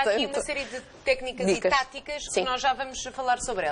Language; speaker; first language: Portuguese; native; Portuguese